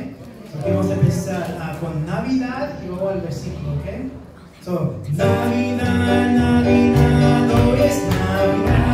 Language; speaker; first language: Spanish; early bilingual, heritage; Spanish